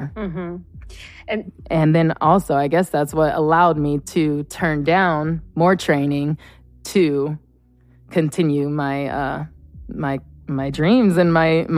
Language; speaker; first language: English; native; English